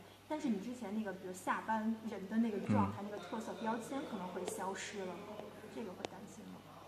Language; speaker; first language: Chinese; native; Chinese